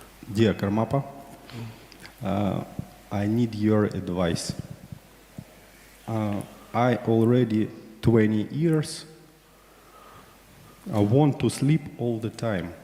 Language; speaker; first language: English; non-native, learner; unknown